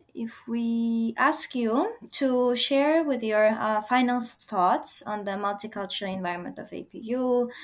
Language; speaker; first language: English; non-native, fluent; Uzbek